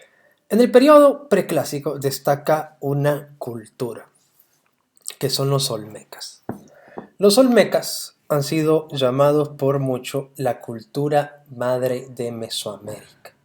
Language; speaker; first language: Spanish; native; Spanish